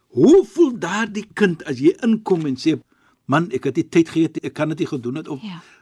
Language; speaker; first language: Afrikaans; non-native, fluent; Arabic